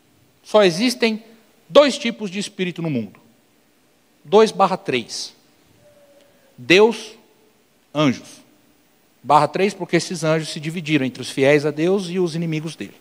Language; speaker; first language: Portuguese; native; Portuguese